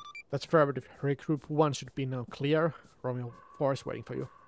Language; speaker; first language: English; non-native, fluent; Finnish